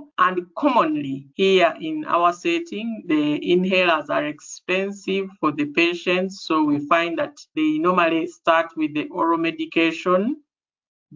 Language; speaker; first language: English; non-native, local second language; Ganda